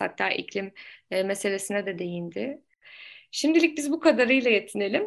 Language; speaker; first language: Turkish; native; Turkish